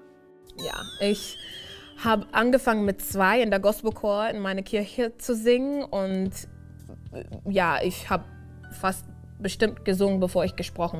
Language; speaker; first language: German; non-native, fluent; English